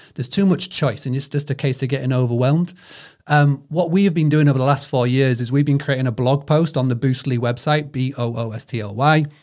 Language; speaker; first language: English; native; English